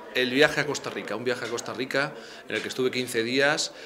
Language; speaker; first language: Spanish; native; Spanish